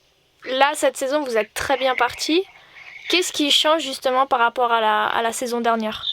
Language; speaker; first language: French; native; French